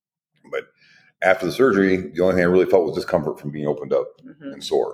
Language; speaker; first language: English; native; English